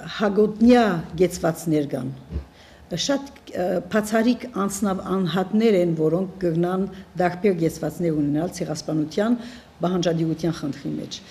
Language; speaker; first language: Armenian; early bilingual, heritage; Armenian